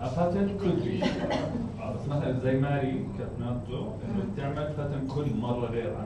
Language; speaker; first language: Arabic; native; Arabic